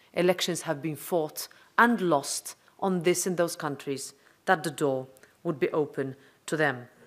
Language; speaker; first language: English; non-native, local second language; Maltese